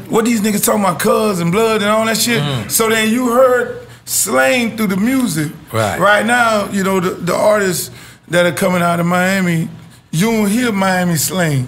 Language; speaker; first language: English; native; English